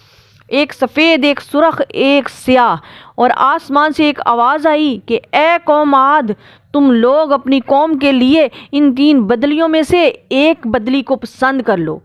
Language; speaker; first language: Urdu; native; Urdu